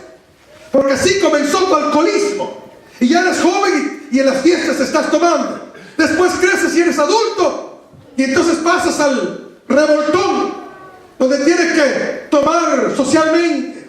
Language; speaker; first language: Spanish; native; Spanish